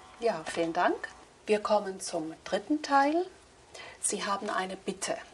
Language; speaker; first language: German; native; German